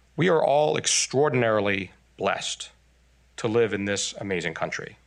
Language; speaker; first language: English; non-native, fluent; Chinese